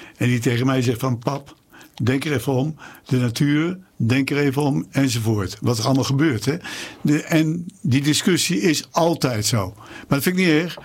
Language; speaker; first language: Dutch; native; Dutch